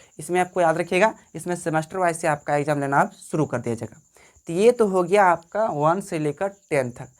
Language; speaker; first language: Hindi; native; Hindi